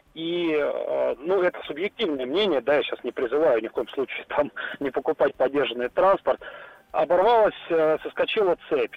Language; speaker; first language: Russian; native; Russian